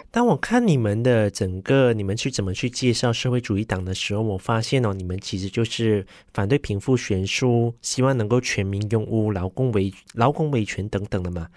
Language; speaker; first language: Chinese; native; Chinese